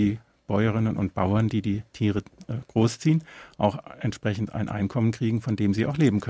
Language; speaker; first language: German; native; German